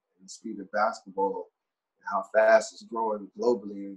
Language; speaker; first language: English; native; English